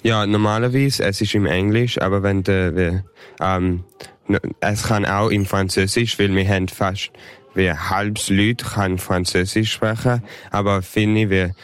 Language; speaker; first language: German; early bilingual, heritage; English